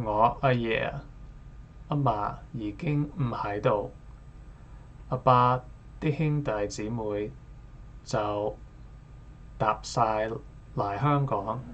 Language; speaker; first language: Cantonese; non-native, learner; English